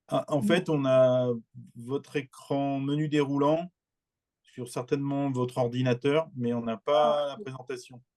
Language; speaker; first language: French; native; French